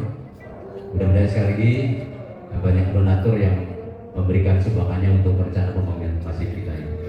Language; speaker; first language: Indonesian; native; Indonesian